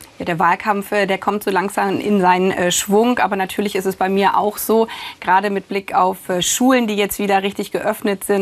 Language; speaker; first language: German; native; German